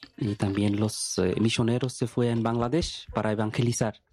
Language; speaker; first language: Spanish; non-native, learner; Bangla